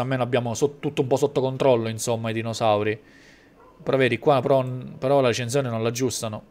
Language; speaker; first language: Italian; native; Italian